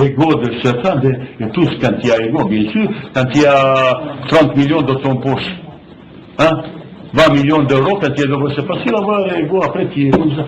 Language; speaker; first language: French; non-native, fluent; Bosnian